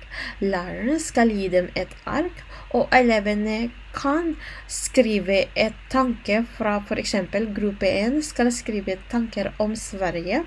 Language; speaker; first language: Norwegian; non-native, learner; Filipino